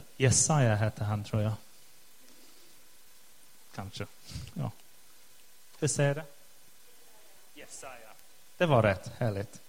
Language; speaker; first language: Swedish; non-native, fluent; English